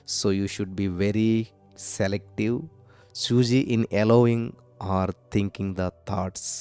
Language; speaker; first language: English; non-native, local second language; Telugu